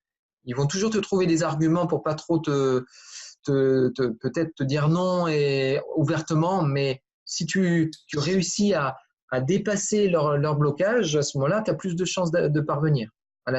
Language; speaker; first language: French; native; French